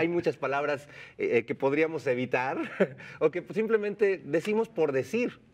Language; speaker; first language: Spanish; native; Spanish